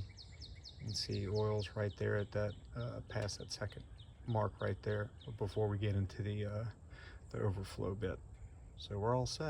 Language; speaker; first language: English; native; English